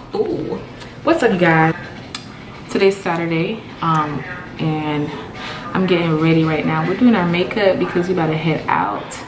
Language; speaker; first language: English; native; English